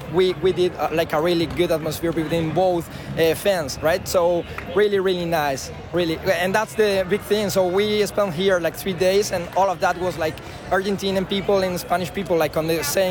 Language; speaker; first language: English; non-native, fluent; Spanish